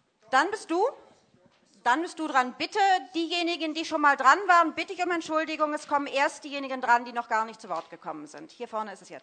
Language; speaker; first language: German; native; German